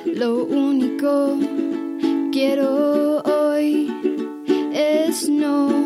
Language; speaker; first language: English; early bilingual, other home language; Spanish